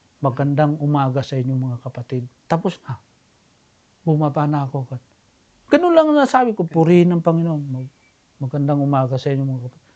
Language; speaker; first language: Filipino; non-native, local second language; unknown